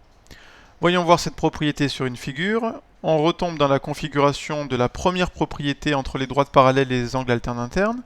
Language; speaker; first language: French; native; French